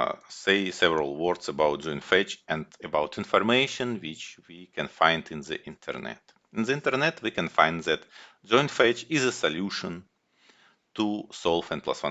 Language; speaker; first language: English; non-native, fluent; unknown